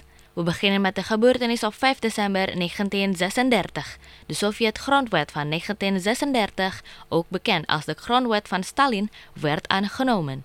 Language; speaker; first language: Dutch; non-native, fluent; Indonesian